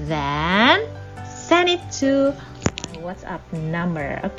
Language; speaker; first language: English; non-native, fluent; Indonesian